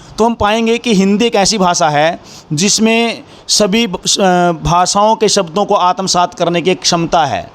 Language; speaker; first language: Hindi; native; Hindi